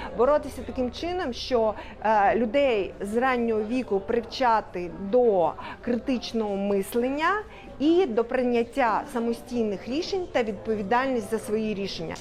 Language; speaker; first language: Ukrainian; native; Ukrainian